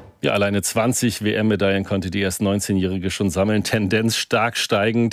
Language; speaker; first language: German; native; German